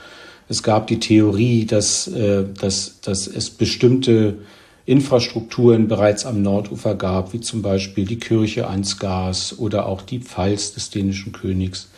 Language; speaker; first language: German; native; German